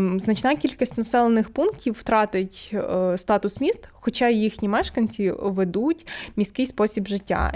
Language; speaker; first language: Ukrainian; native; Ukrainian